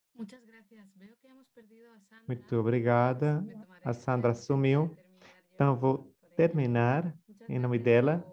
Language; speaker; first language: Portuguese; non-native, fluent; Spanish